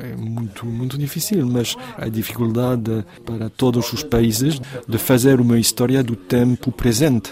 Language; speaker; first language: Portuguese; non-native, fluent; French